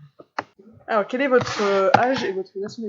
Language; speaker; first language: French; native; French